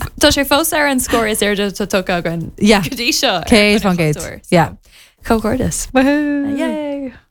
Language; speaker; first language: Irish; native; Irish